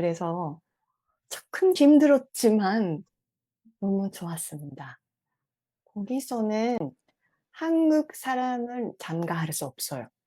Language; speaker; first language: Korean; non-native, fluent; Japanese